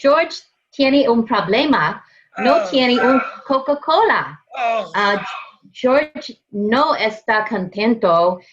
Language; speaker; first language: Spanish; non-native, learner; English